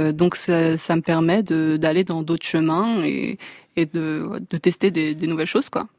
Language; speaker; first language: French; native; French